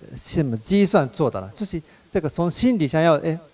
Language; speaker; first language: Chinese; non-native, fluent; Japanese